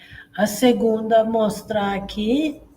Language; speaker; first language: Portuguese; non-native, fluent; Swedish